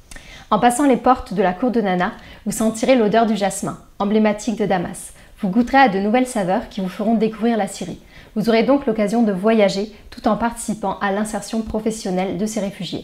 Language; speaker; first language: French; early bilingual, other home language; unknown